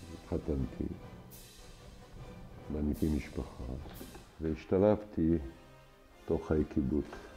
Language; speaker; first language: Hebrew; non-native, fluent; French